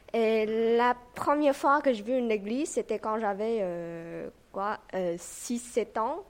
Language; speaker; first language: French; non-native, fluent; Vietnamese